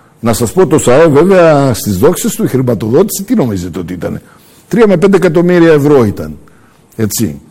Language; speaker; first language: Greek; early bilingual, heritage; Greek